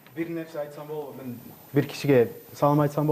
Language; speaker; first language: Kyrgyz; non-native, learner; English